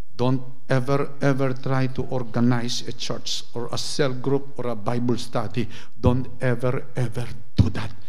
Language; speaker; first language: English; non-native, local second language; Filipino